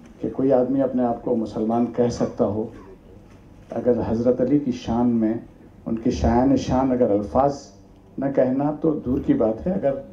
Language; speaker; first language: Urdu; native; Urdu